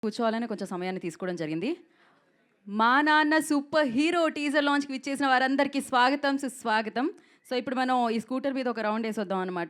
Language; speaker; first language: Telugu; native; Telugu